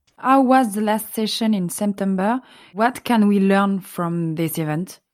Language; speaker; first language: English; non-native, fluent; French